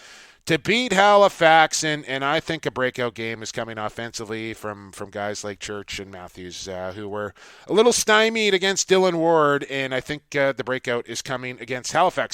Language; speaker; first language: English; native; English